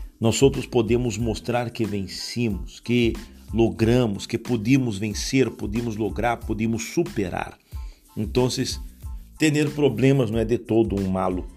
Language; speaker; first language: Portuguese; non-native, learner; Spanish